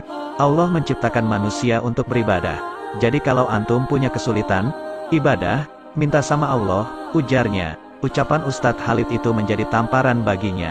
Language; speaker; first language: Indonesian; native; Indonesian